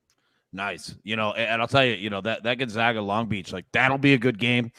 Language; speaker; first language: English; native; English